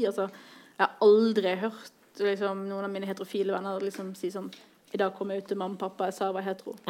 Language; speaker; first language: Norwegian; native; Norwegian